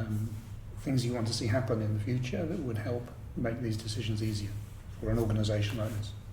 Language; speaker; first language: English; native; English